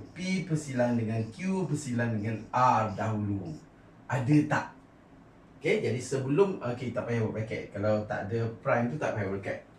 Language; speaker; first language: Malay; native; Malay